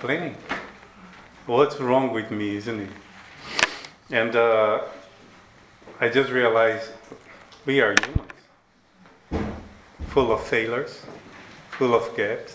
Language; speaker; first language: English; non-native, learner; Portuguese